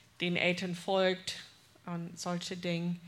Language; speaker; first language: German; non-native, fluent; English